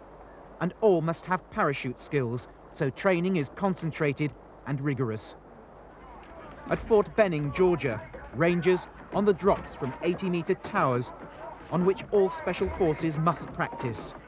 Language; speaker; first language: English; native; English